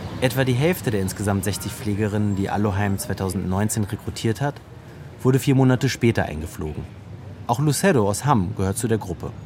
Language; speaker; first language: German; native; German